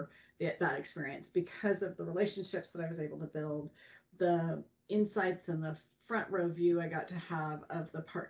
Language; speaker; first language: English; native; English